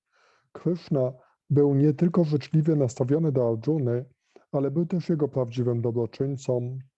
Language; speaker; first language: Polish; native; Polish